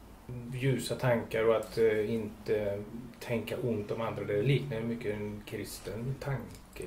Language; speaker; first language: Swedish; native; Swedish